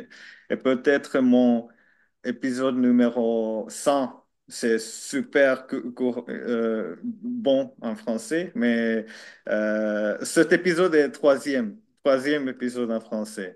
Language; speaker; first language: French; non-native, learner; Finnish